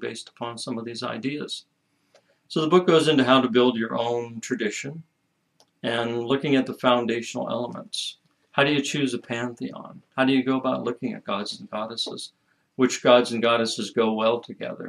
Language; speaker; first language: English; native; English